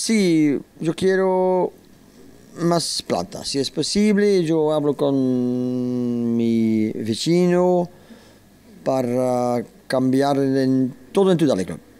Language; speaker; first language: Spanish; non-native, learner; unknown